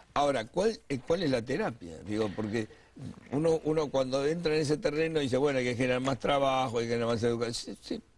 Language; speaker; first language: Spanish; native; Spanish